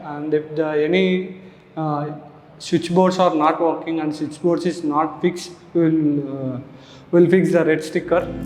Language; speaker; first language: English; non-native, local second language; Telugu